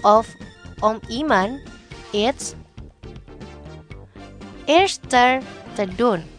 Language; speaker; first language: Dutch; non-native, fluent; Indonesian